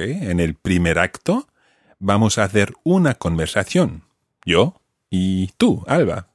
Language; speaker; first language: Spanish; non-native, fluent; English